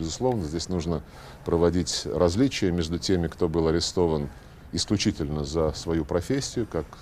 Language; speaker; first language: Russian; native; Russian